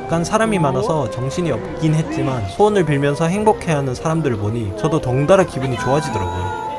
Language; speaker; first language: Korean; native; Korean